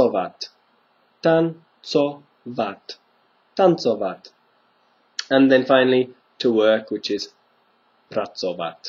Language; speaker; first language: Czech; non-native, fluent; English